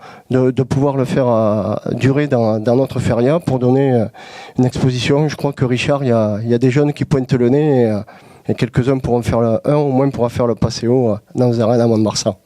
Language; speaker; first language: French; native; French